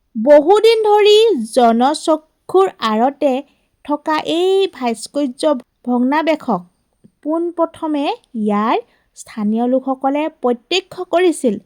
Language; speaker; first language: Assamese; native; Assamese